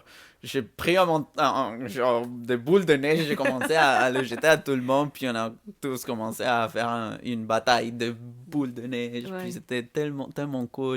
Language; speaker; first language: French; non-native, fluent; Spanish